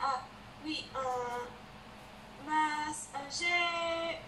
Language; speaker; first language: French; non-native, learner; Spanish